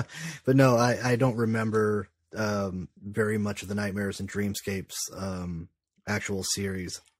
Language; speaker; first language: English; native; English